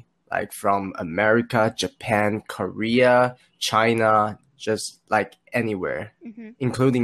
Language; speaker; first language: English; non-native, learner; Chinese